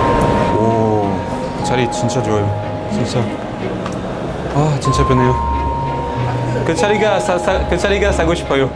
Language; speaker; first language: Korean; non-native, learner; French